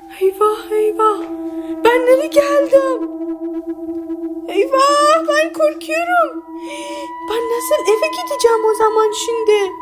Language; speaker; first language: Turkish; non-native, fluent; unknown